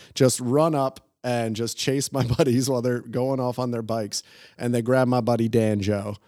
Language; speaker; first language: English; native; English